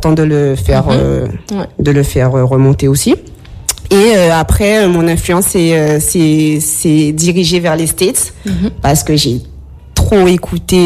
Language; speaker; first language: French; native; French